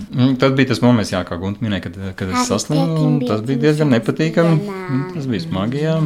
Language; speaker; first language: Latvian; native; Latvian